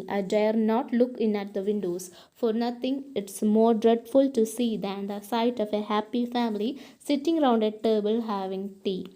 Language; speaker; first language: English; non-native, local second language; Malayalam